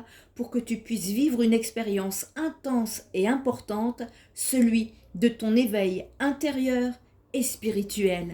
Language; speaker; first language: French; native; French